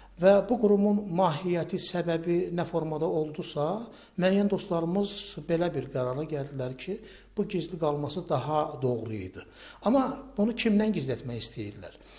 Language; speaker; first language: Azerbaijani; native; Azerbaijani